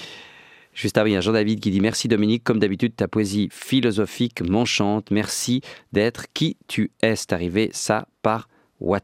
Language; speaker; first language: French; native; French